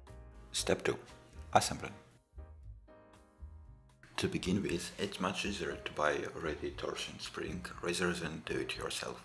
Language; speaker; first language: English; non-native, fluent; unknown